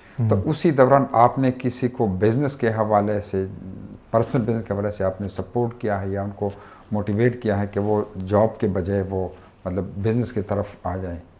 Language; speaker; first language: Urdu; non-native, local second language; Pashto